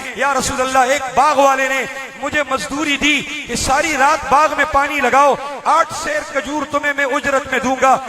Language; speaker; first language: Urdu; non-native, local second language; Pashto